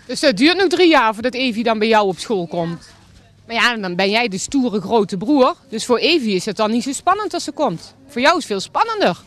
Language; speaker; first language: Dutch; native; Dutch